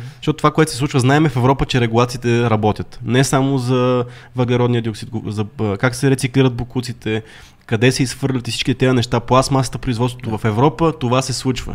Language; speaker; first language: Bulgarian; native; Bulgarian